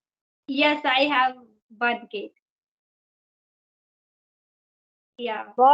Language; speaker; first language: English; non-native, fluent; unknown